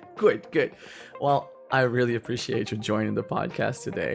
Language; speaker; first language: English; non-native, fluent; Portuguese